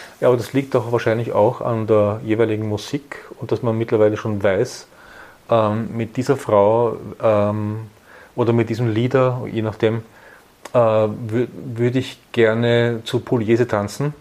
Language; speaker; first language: German; native; German